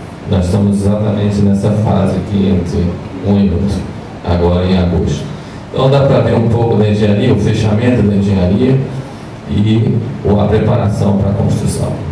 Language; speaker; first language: Portuguese; native; Portuguese